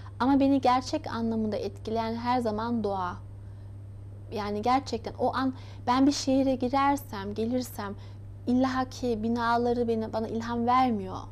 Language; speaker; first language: Turkish; early bilingual, heritage; Turkish